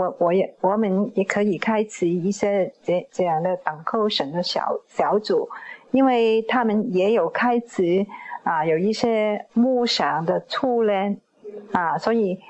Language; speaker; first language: Chinese; non-native, local second language; Cantonese